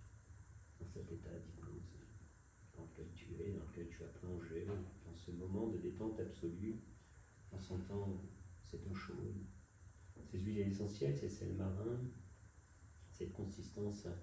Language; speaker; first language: French; native; French